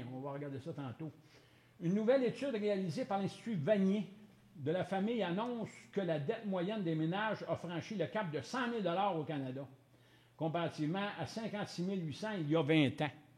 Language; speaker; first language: French; native; French